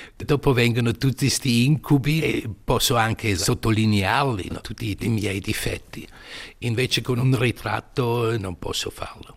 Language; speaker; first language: Italian; non-native, local second language; German